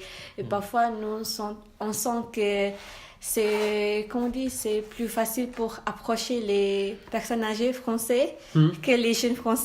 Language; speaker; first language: French; non-native, learner; Malay